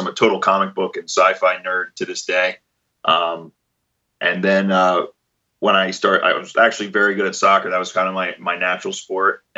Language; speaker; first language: English; native; English